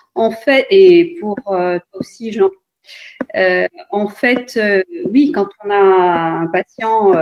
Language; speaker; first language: French; non-native, local second language; Arabic